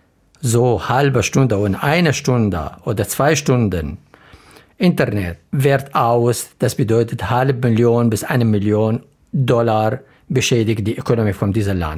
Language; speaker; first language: German; non-native, learner; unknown